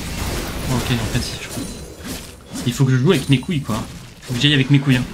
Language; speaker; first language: French; native; French